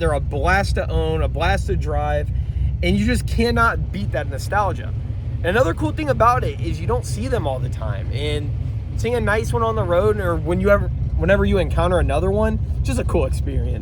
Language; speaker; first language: English; native; English